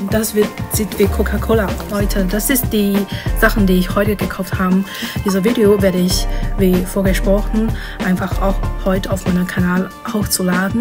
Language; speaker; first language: German; non-native, learner; Chinese